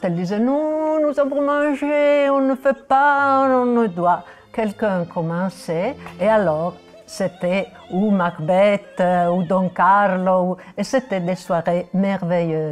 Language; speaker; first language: French; non-native, fluent; Italian